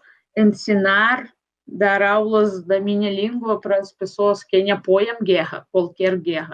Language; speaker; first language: Portuguese; non-native, fluent; Russian